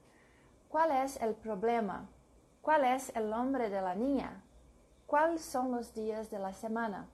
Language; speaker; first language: Spanish; non-native, learner; English